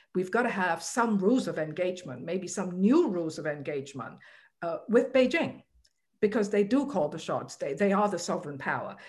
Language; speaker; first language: English; non-native, local second language; Cantonese